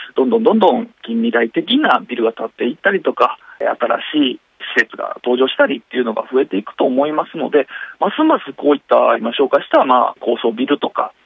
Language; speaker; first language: Japanese; native; Japanese